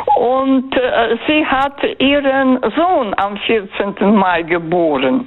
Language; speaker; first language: German; non-native, fluent; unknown